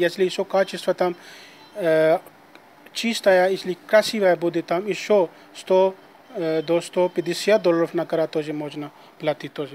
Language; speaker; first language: Russian; non-native, learner; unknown